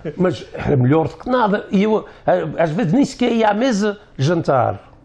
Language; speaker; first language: Portuguese; native; Portuguese